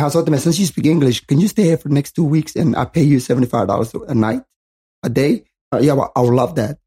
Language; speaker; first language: English; non-native, fluent; Somali